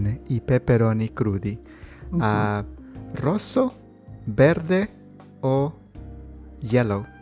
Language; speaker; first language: Italian; non-native, learner; Spanish